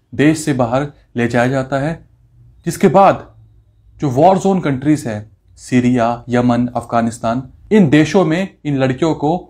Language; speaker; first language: Hindi; native; Hindi